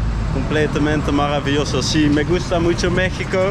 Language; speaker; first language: Spanish; non-native, learner; Dutch